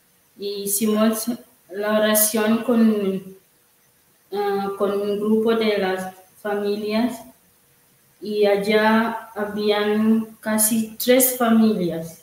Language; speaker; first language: Spanish; non-native, learner; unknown